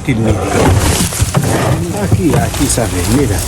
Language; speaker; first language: Spanish; non-native, learner; Arabic